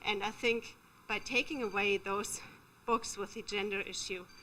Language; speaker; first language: English; non-native, fluent; German